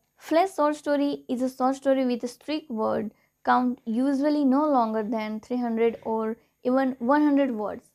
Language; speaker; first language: English; non-native, local second language; Gujarati